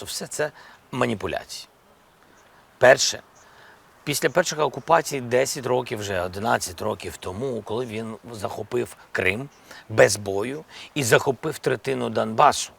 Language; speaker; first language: Ukrainian; non-native, local second language; Russian